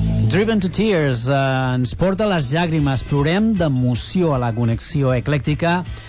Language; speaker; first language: Catalan; native; Catalan